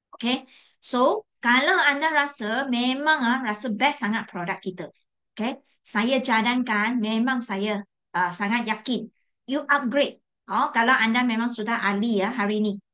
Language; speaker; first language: Malay; non-native, local second language; Chinese